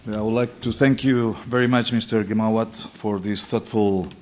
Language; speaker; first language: English; non-native, fluent; Catalan